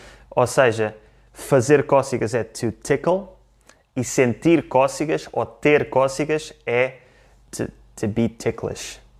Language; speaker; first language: Portuguese; native; Portuguese